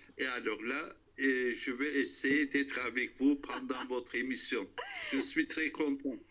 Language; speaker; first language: French; non-native, fluent; Turkish